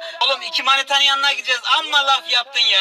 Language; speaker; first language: Turkish; native; Turkish